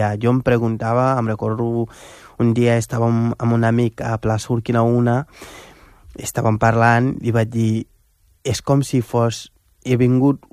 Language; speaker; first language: Catalan; non-native, fluent; Wolof